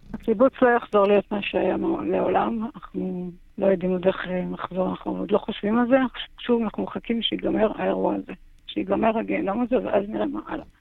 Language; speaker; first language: Hebrew; native; Hebrew